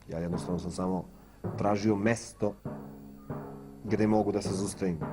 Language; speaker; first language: Bosnian; native; Bosnian